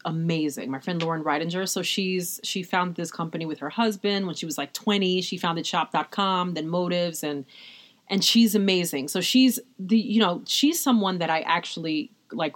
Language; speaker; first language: English; native; English